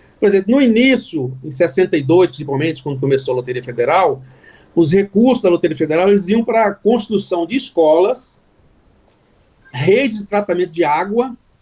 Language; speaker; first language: Portuguese; native; Portuguese